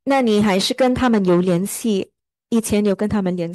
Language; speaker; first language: Chinese; early bilingual, heritage; Chinese